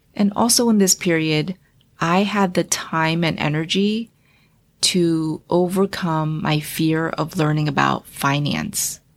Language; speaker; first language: English; early bilingual, other home language; Chinese